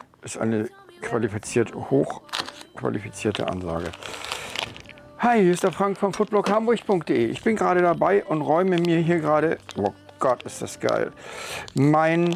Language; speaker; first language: German; native; German